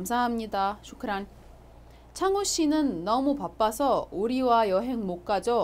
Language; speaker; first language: Korean; non-native, fluent; Arabic